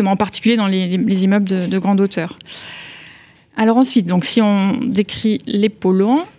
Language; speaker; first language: French; native; French